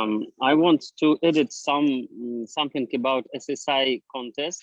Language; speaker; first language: English; non-native, learner; Russian